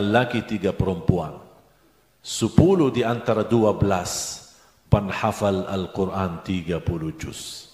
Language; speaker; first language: Indonesian; non-native, fluent; Arabic